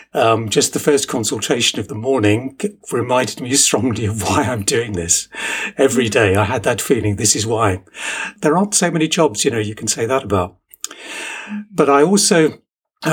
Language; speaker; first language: English; native; English